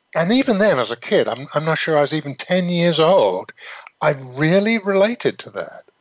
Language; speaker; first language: English; native; English